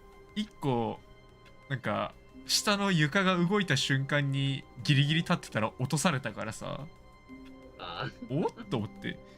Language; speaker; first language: Japanese; native; Japanese